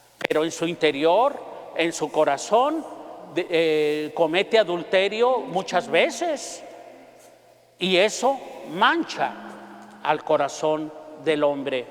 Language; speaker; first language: Spanish; native; Spanish